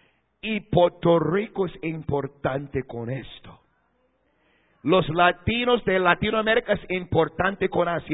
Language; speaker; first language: Spanish; non-native, fluent; English